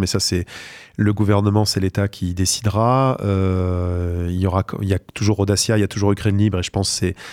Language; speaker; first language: French; native; French